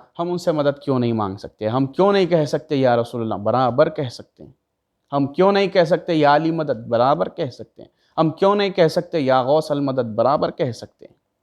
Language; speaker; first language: Urdu; native; Urdu